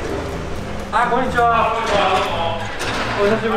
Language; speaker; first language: Japanese; native; Japanese